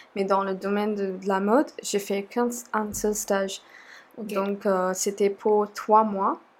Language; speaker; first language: French; non-native, fluent; Sinhala